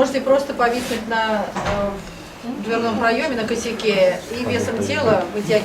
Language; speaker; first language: Russian; native; Russian